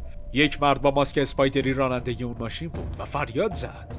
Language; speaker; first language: Persian; native; Persian